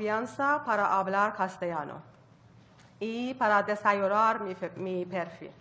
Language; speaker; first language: Spanish; non-native, learner; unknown